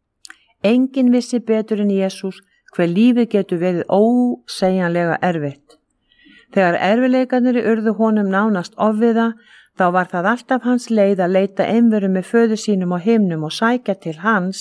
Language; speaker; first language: Icelandic; native; Icelandic